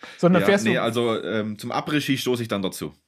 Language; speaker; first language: German; native; German